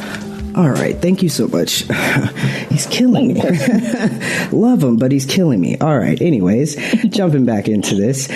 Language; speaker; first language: English; native; English